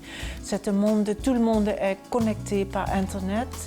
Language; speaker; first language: French; non-native, fluent; Dutch